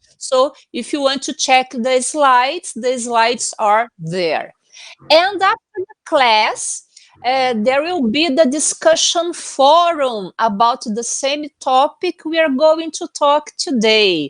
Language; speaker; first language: English; non-native, fluent; Portuguese